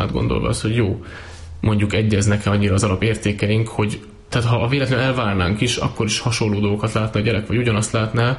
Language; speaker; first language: Hungarian; native; Hungarian